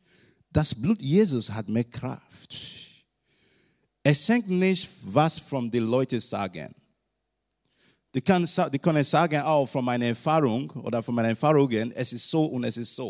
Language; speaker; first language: German; non-native, learner; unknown